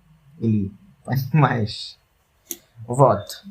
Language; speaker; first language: Russian; non-native, learner; Hindi